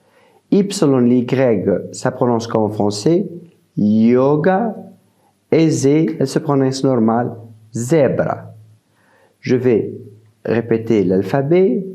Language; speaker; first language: French; non-native, fluent; Portuguese